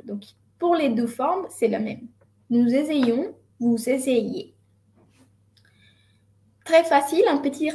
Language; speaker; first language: French; non-native, fluent; Spanish